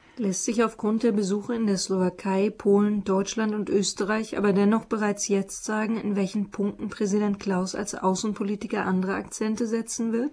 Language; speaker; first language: German; native; German